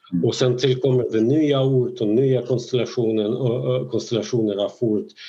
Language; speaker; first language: Swedish; non-native, fluent; Russian